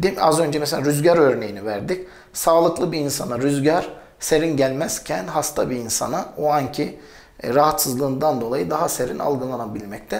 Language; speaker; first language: Turkish; native; Turkish